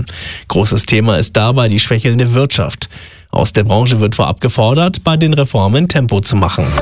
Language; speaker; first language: German; native; German